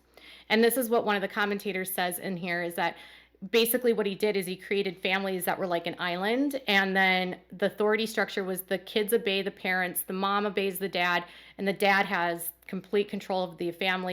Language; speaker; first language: English; native; English